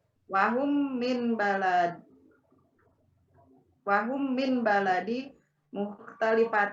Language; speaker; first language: Arabic; non-native, learner; Indonesian